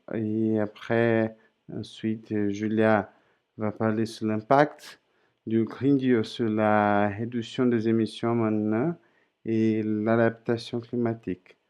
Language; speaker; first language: French; non-native, learner; Portuguese